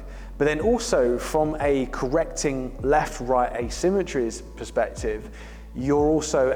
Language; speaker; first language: English; native; English